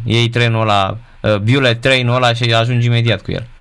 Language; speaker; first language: Romanian; native; Romanian